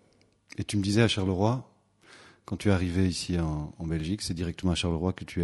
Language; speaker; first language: French; native; French